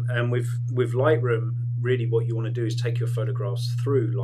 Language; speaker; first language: English; native; English